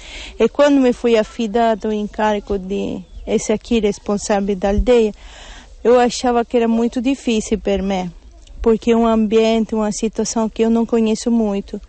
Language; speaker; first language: Portuguese; non-native, learner; Italian